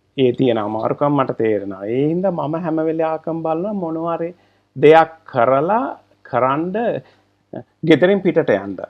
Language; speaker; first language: Sinhala; native; Sinhala